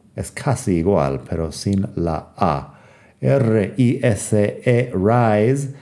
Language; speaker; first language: Spanish; non-native, fluent; English